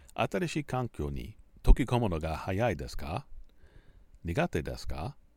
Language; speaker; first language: Japanese; non-native, learner; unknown